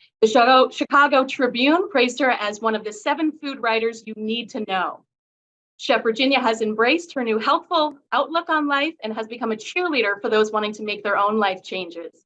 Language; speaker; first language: English; native; English